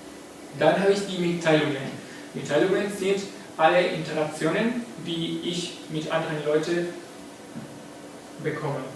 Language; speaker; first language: German; non-native, fluent; Spanish